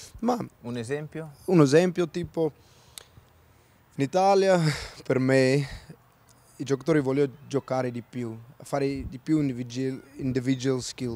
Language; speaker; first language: Italian; non-native, learner; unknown